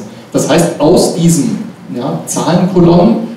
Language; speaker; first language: German; native; German